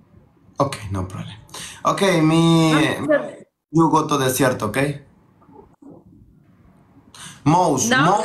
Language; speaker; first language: English; non-native, learner; Spanish